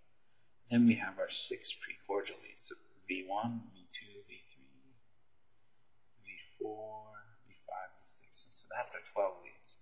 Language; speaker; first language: English; native; English